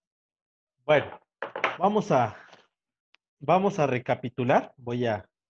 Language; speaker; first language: Spanish; native; Spanish